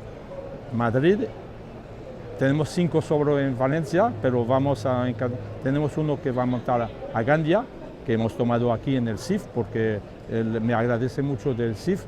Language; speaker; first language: Spanish; non-native, learner; French